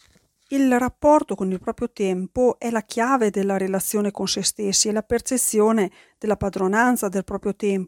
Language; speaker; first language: Italian; native; Italian